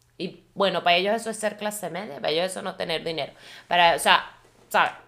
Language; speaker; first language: Spanish; native; Spanish